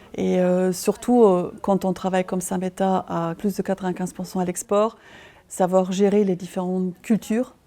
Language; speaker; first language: French; non-native, fluent; German